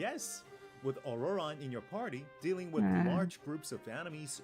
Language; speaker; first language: English; native; English